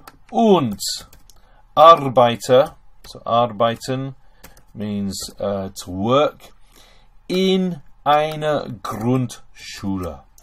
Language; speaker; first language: German; non-native, fluent; English